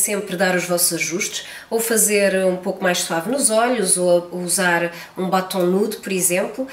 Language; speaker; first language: Portuguese; native; Portuguese